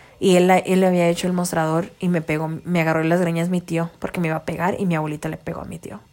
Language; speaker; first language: Spanish; early bilingual, heritage; Spanish